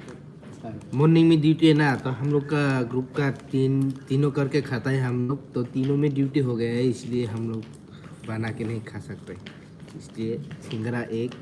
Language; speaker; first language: Hindi; non-native, local second language; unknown